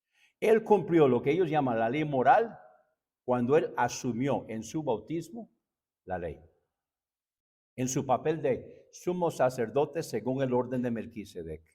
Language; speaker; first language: Spanish; native; Spanish